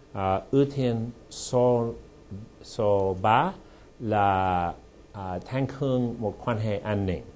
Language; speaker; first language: Vietnamese; non-native, fluent; English